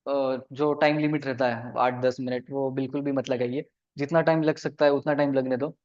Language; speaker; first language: Hindi; non-native, local second language; Marathi